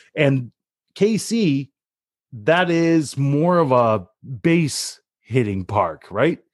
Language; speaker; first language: English; native; English